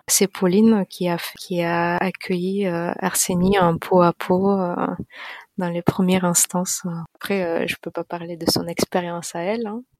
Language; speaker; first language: French; non-native, fluent; Russian